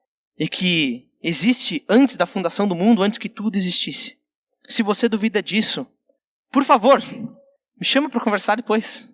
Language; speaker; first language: Portuguese; native; Portuguese